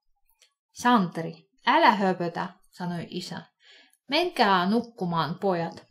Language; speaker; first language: Finnish; non-native, fluent; Russian